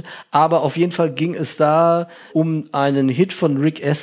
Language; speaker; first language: German; native; German